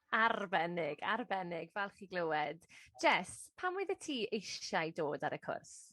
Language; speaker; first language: Welsh; native; Welsh